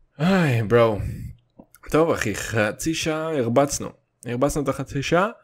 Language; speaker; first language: Hebrew; early bilingual, other home language; Russian